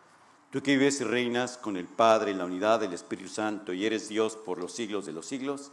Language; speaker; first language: Spanish; native; Spanish